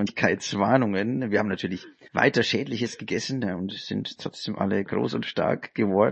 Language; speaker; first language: German; native; German